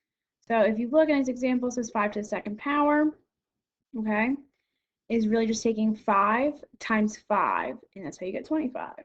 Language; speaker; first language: English; native; English